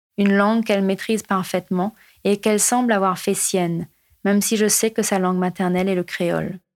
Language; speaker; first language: French; non-native, local second language; Morisyen